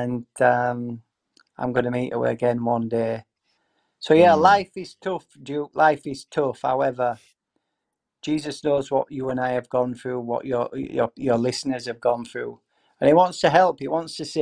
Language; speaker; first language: English; native; English